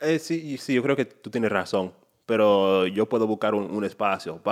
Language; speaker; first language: Spanish; non-native, fluent; English